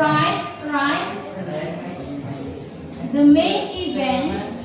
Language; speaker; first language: English; non-native, local second language; Indonesian